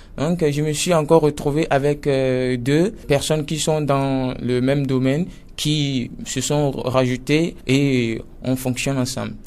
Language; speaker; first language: French; non-native, local second language; Ewe